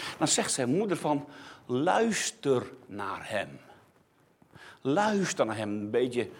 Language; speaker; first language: Dutch; native; Dutch